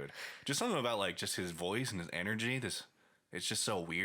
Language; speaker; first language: English; native; English